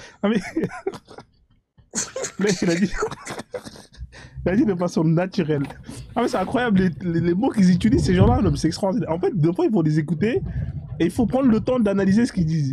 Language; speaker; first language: French; native; French